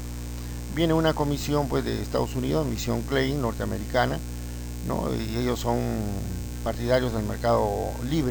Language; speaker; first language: Spanish; native; Spanish